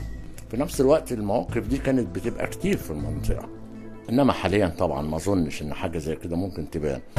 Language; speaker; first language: Arabic; native; Arabic